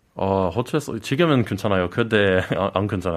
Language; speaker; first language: Korean; non-native, learner; English